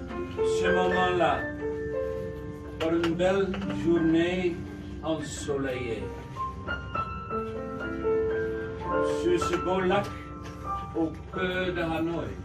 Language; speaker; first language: French; non-native, learner; Dutch